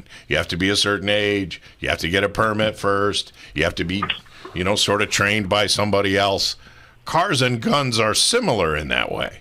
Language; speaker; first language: English; native; English